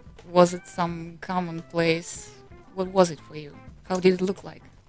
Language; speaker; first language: English; non-native, fluent; Russian